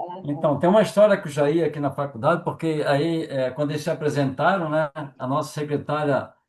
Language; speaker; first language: Portuguese; native; Portuguese